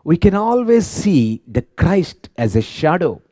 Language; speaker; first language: English; non-native, local second language; Telugu